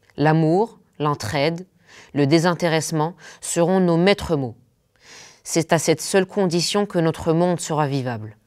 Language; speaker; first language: French; non-native, local second language; Arabic